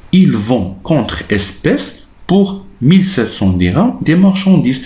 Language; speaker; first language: French; non-native, local second language; Arabic